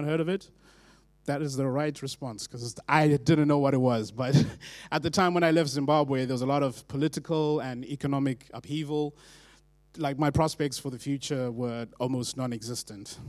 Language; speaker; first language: English; non-native, local second language; Shona